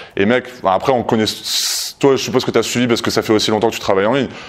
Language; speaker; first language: French; native; French